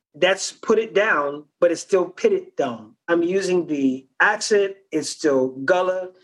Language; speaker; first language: English; early bilingual, other home language; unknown